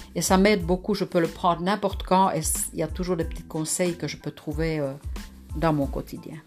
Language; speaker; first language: French; non-native, fluent; Finnish